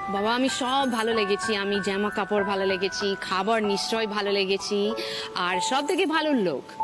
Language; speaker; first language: Bangla; non-native, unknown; English